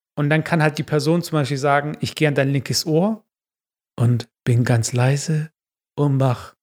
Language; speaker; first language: German; early bilingual, other home language; Turkish